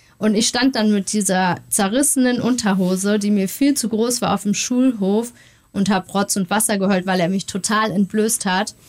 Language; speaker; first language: German; early bilingual, other home language; Turkish